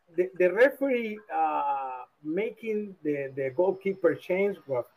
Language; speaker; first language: English; non-native, learner; Spanish